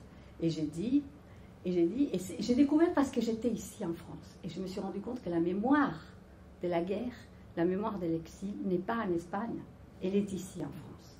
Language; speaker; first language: French; non-native, fluent; Spanish